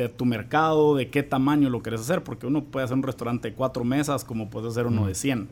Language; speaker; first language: Spanish; native; Spanish